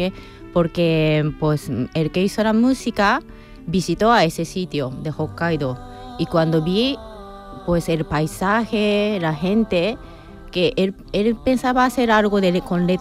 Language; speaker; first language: Spanish; non-native, fluent; Japanese